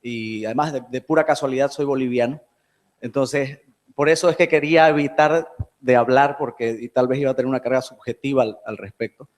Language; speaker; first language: Spanish; native; Spanish